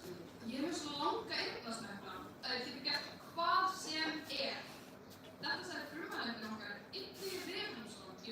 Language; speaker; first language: Icelandic; native; Icelandic